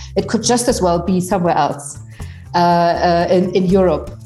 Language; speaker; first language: English; non-native, fluent; German